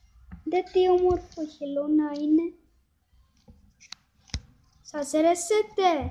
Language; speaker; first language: Greek; early bilingual, heritage; Greek